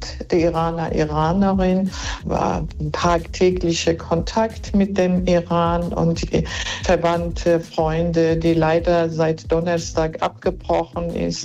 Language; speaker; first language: German; non-native, fluent; Persian